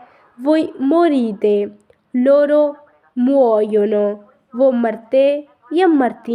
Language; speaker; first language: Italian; non-native, fluent; Urdu